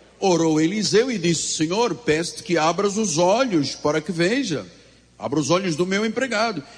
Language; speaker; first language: Portuguese; native; Portuguese